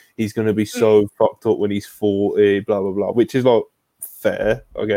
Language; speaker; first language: English; native; English